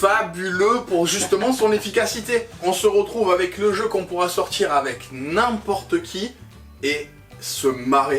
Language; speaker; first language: French; native; French